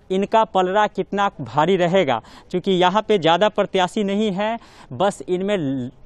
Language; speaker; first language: Hindi; native; Hindi